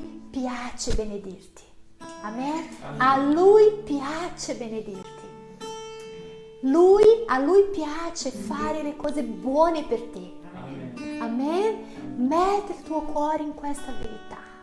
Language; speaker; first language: Italian; non-native, fluent; Portuguese